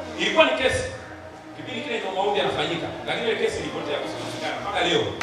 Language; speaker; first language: Swahili; non-native, local second language; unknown